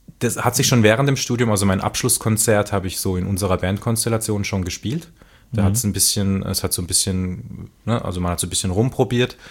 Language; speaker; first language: German; native; German